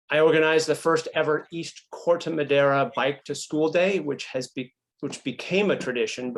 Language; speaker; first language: English; native; English